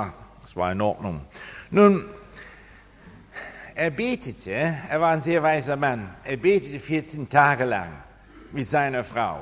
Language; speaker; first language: German; non-native, fluent; English